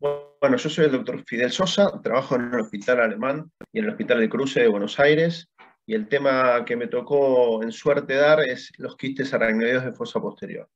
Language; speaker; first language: Spanish; native; Spanish